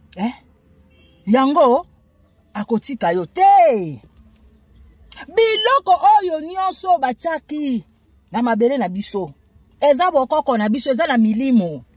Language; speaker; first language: Lingala; non-native, local second language; Kongo